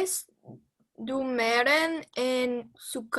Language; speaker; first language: Spanish; non-native, learner; English